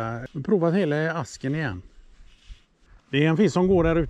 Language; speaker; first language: Swedish; native; Swedish